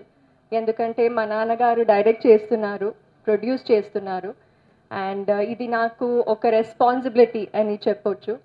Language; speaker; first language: Telugu; non-native, learner; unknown